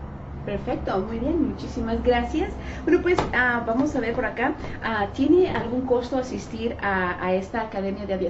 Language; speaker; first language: Spanish; native; Spanish